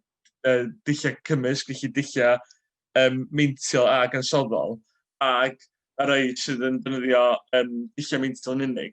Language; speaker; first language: Welsh; native; Welsh